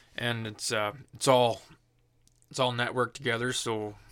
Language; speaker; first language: English; native; English